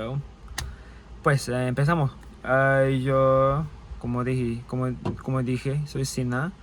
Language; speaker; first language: Spanish; non-native, fluent; English